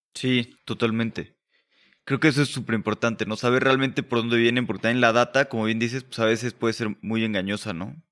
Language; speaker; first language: Spanish; native; Spanish